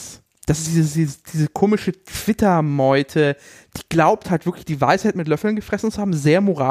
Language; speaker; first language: German; native; German